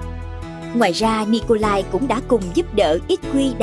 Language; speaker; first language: Vietnamese; native; Vietnamese